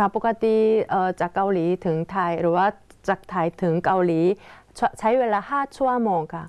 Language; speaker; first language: Thai; non-native, fluent; Korean